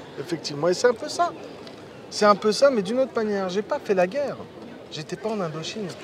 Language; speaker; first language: French; early bilingual, other home language; Riffian